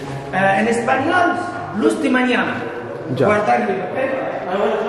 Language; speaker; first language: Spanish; non-native, learner; Arabic